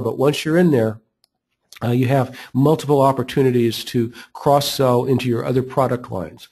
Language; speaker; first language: English; native; English